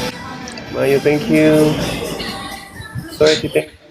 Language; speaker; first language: English; non-native, learner; Korean